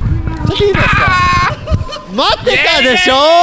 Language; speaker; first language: Japanese; non-native, learner; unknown